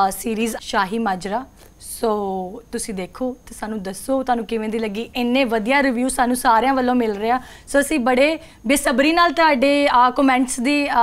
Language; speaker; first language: Punjabi; native; Punjabi